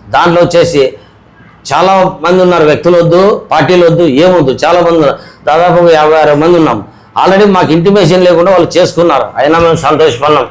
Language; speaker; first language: Telugu; native; Telugu